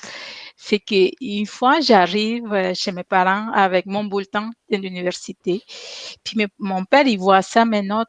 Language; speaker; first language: French; non-native, fluent; Spanish